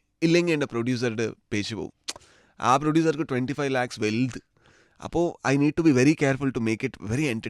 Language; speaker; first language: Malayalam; non-native, learner; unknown